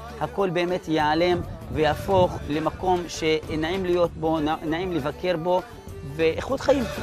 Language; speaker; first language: Hebrew; non-native, local second language; Arabic